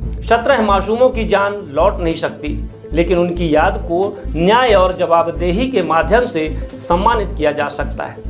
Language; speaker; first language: Hindi; native; Hindi